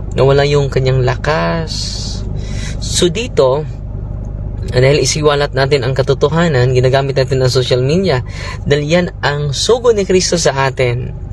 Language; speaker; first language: Filipino; non-native, local second language; Cebuano